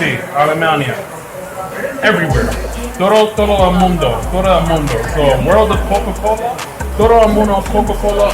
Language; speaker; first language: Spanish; non-native, learner; English